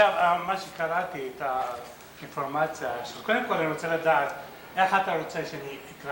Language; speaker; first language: Hebrew; early bilingual, other home language; Arabic